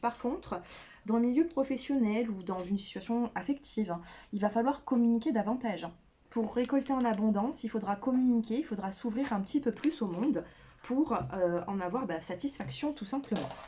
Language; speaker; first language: French; native; French